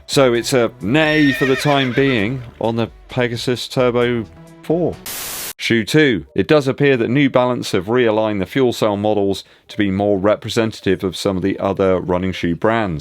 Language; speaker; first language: English; native; English